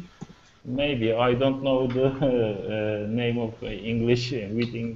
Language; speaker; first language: English; non-native, learner; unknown